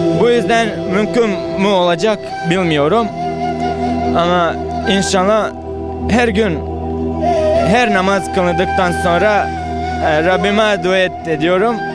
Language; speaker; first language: Turkish; non-native, learner; Bosnian